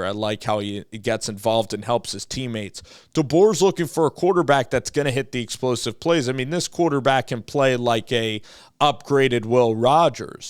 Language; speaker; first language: English; native; English